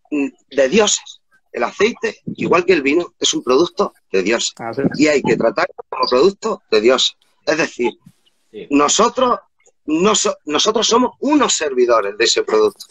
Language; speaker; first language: Spanish; native; Spanish